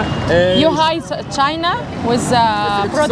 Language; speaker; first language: English; non-native, learner; Arabic